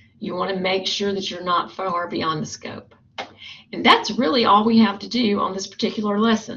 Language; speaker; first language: English; native; English